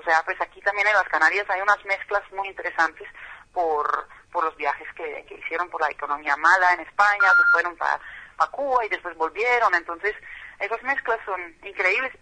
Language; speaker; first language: Spanish; non-native, fluent; Dutch